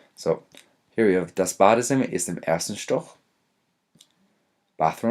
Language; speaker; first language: German; non-native, fluent; English